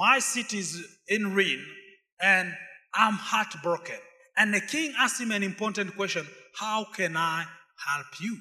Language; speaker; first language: English; non-native, fluent; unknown